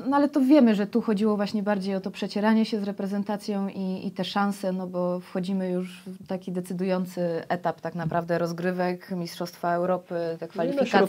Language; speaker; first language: Polish; native; Polish